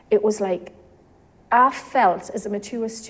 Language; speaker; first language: English; native; English